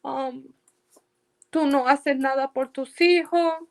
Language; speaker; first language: Spanish; early bilingual, heritage; Spanish